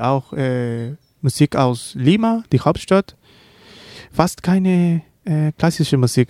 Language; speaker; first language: German; non-native, learner; Spanish